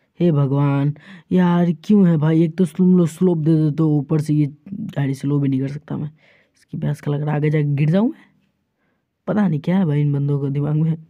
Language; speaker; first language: Hindi; native; Hindi